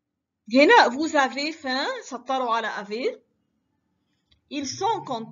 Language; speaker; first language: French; non-native, fluent; Arabic